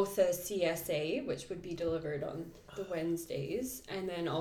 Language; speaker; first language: English; native; English